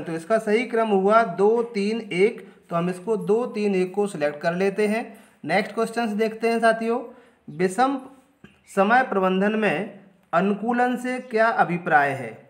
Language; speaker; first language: Hindi; native; Hindi